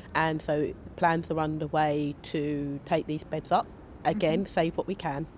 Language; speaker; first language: English; native; English